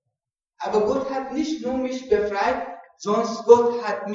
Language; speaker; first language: German; non-native, learner; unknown